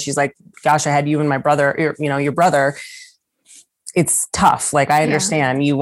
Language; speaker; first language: English; native; English